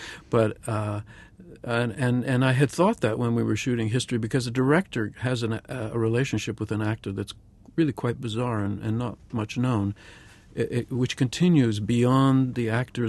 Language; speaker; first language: English; native; English